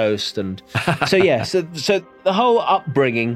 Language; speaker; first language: English; native; English